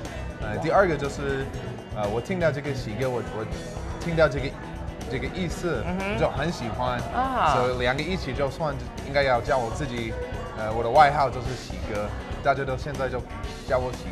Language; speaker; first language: Chinese; non-native, fluent; English